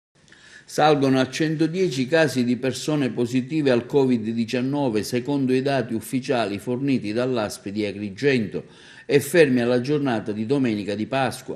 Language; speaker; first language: Italian; native; Italian